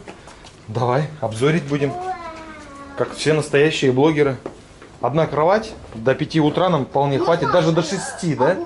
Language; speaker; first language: Russian; native; Russian